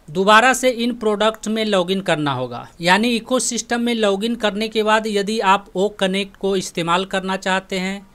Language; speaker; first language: Hindi; native; Hindi